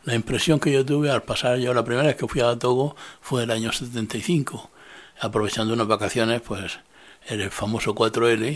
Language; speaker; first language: Spanish; native; Spanish